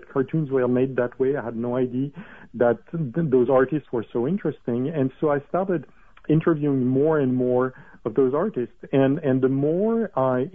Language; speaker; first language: English; non-native, fluent; French